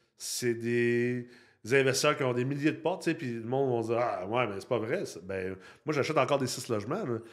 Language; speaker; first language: French; native; French